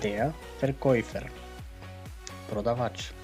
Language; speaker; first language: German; non-native, fluent; Macedonian